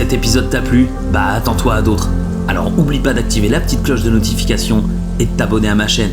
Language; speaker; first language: French; native; French